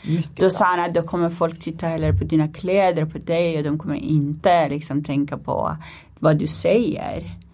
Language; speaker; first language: Swedish; non-native, fluent; Persian